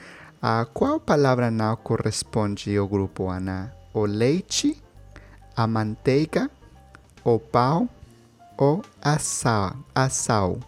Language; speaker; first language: Portuguese; non-native, learner; Spanish